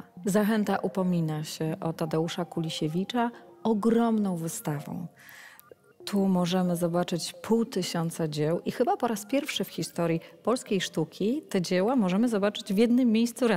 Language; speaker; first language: Polish; native; Polish